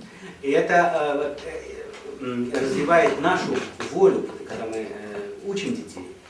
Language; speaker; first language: Russian; native; Russian